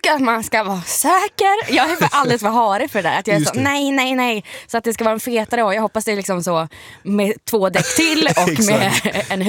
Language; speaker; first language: Swedish; native; Swedish